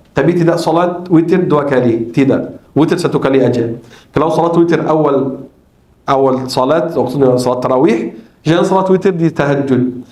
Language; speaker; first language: Malay; non-native, fluent; Arabic